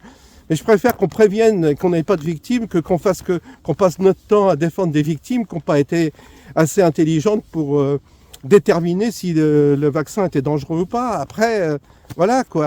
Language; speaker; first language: French; native; French